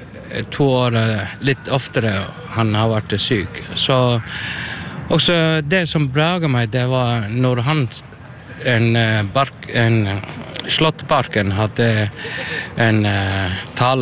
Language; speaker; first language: Norwegian; non-native, learner; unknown